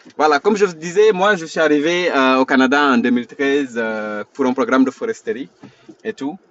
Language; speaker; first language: French; non-native, local second language; Wolof